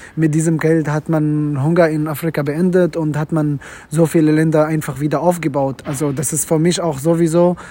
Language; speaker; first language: German; non-native, fluent; Arabic